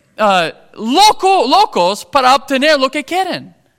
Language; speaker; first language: Spanish; non-native, fluent; English